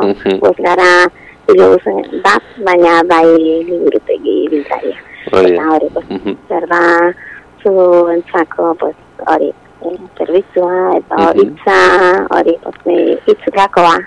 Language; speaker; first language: Basque; non-native, local second language; Spanish